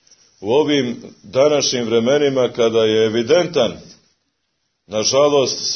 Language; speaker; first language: Croatian; native; Croatian